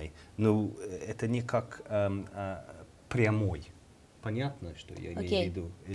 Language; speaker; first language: Russian; non-native, learner; English